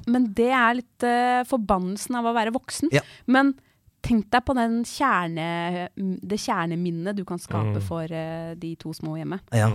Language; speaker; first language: Norwegian; early bilingual, other home language; Turkish